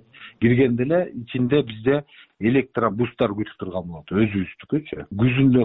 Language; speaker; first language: Kyrgyz; non-native, fluent; Japanese